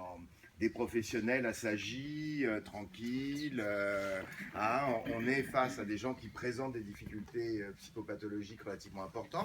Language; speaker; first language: French; native; French